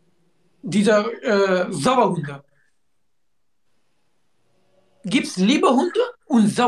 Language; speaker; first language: German; non-native, learner; Turkish